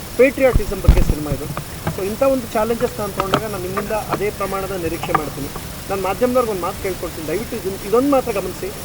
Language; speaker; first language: Kannada; native; Kannada